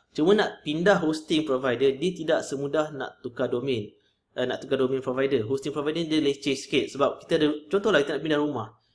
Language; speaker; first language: Malay; native; Malay